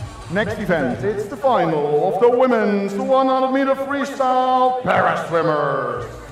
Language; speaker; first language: English; non-native, fluent; Dutch